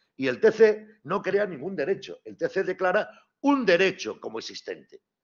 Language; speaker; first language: Spanish; native; Spanish